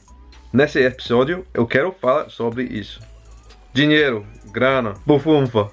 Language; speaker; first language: Portuguese; non-native, fluent; English